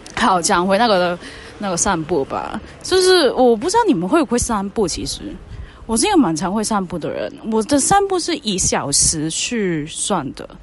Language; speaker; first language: Chinese; non-native, fluent; Cantonese